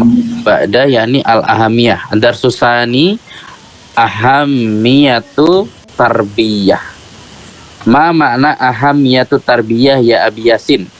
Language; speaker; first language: Arabic; non-native, learner; Indonesian